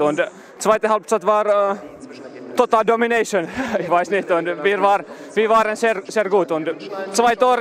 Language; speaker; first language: German; non-native, learner; Finnish